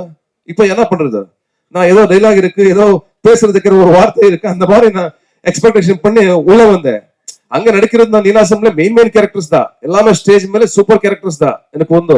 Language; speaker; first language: Tamil; non-native, learner; Kannada